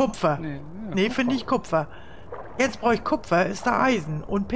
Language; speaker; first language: German; native; German